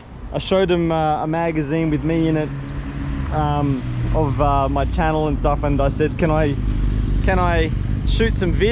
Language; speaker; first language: English; native; English